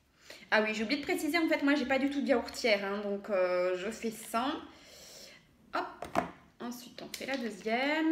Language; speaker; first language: French; native; French